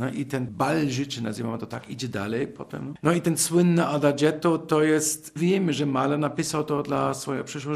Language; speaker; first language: Polish; non-native, fluent; German